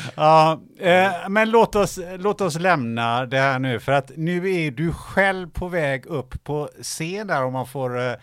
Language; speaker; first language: Swedish; native; Swedish